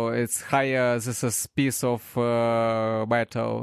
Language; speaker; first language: English; non-native, learner; Ukrainian